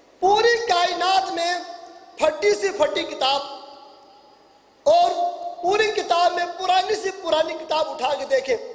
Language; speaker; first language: Urdu; non-native, local second language; Punjabi